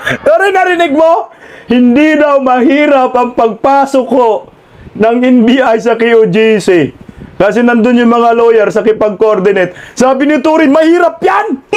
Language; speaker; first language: Filipino; native; Filipino